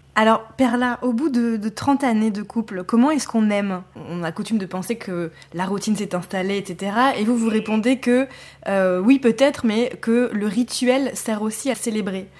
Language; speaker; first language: French; native; French